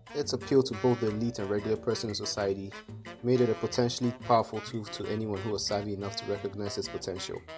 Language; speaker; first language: English; non-native, local second language; Akan